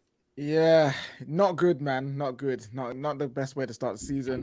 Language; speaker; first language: English; native; English